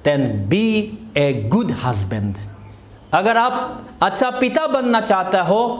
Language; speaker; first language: Hindi; non-native, local second language; Assamese